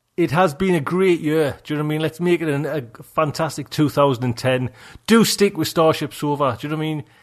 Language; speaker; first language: English; native; English